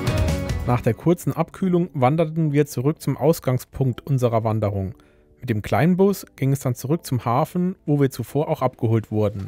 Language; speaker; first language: German; native; German